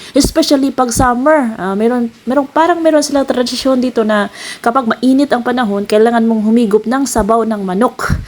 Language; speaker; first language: Filipino; non-native, local second language; Cebuano